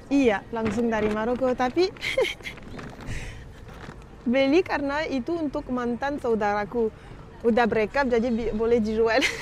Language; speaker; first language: Indonesian; non-native, learner; Arabic